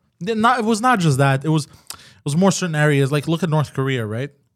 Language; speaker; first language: English; native; English